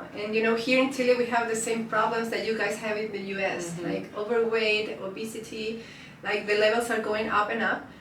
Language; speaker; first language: English; non-native, fluent; Spanish